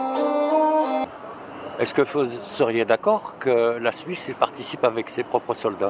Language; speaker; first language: French; native; French